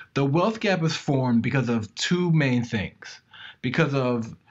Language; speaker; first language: English; native; English